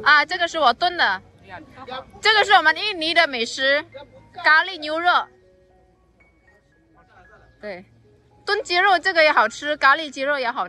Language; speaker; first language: Chinese; non-native, fluent; Indonesian